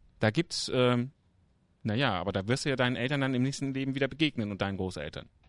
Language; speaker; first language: German; native; German